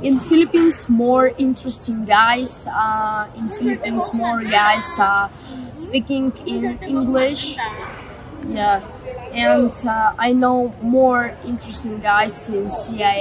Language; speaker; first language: English; non-native, learner; Russian